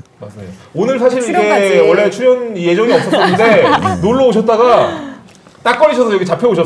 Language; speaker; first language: Korean; native; Korean